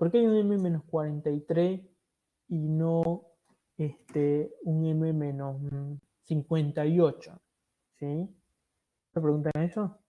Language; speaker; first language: Spanish; native; Spanish